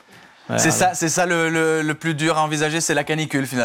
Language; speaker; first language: French; native; French